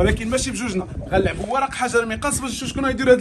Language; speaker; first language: Arabic; native; Arabic